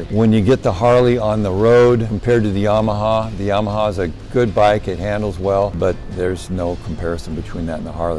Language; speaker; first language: English; native; English